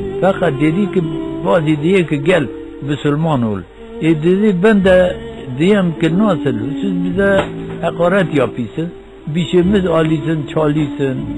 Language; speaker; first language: Turkish; non-native, local second language; Kurdish